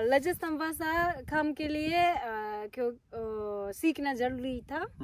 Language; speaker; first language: Hindi; non-native, learner; Japanese